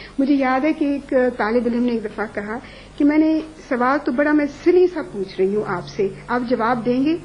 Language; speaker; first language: Urdu; non-native, local second language; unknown